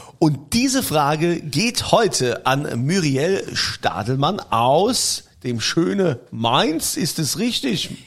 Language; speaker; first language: German; native; German